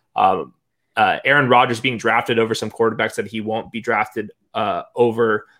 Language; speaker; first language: English; native; English